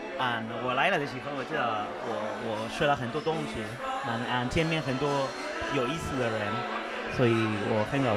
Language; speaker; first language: Chinese; non-native, fluent; Spanish